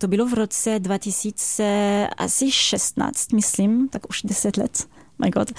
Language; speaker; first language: Czech; non-native, fluent; French